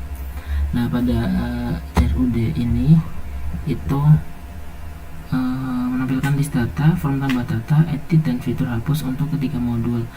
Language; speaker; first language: Indonesian; native; Indonesian